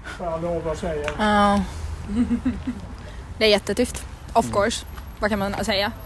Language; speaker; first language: Swedish; non-native, fluent; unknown